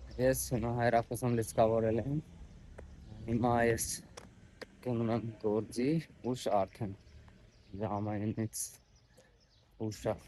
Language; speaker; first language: Armenian; non-native, learner; Hindi